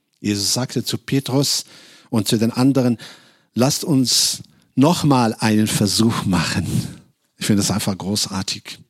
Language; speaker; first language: German; non-native, fluent; Arabic